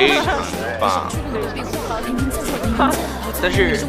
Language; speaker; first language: Chinese; non-native, learner; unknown